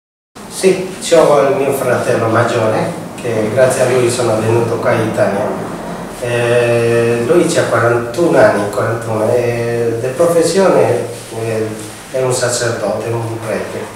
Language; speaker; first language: Italian; non-native, fluent; Spanish